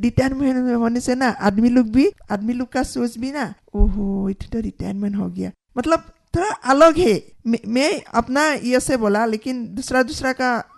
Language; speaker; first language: Hindi; non-native, local second language; Assamese